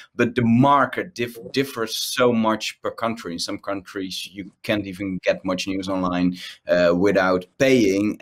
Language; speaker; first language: English; non-native, fluent; Dutch